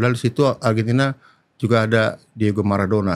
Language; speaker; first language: Indonesian; native; Indonesian